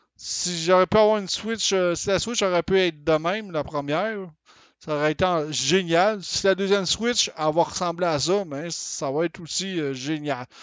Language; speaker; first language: French; native; French